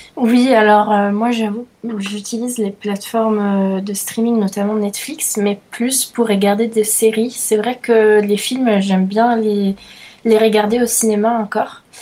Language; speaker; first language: French; non-native, fluent; Italian